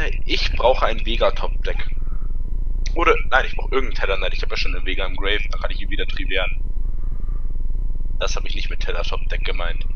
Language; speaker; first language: German; native; German